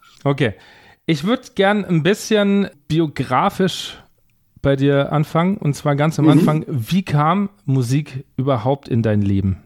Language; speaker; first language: German; native; German